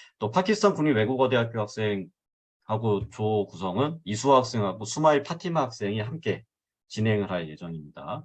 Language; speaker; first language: Korean; native; Korean